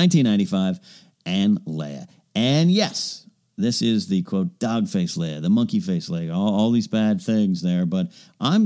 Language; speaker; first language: English; native; English